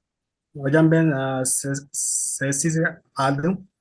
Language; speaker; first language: Turkish; non-native, fluent; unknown